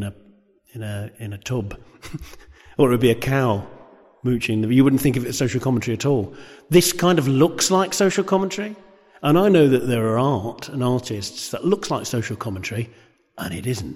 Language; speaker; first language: English; native; English